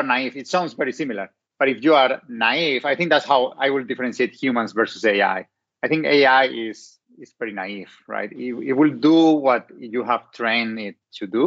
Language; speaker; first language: English; non-native, fluent; Spanish